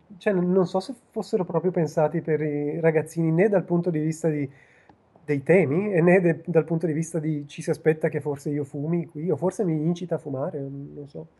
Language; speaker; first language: Italian; native; Italian